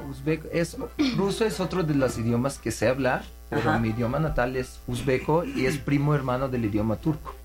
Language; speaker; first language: Spanish; non-native, fluent; Uzbek